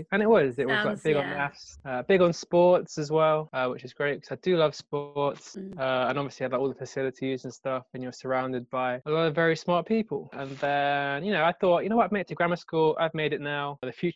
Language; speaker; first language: English; native; English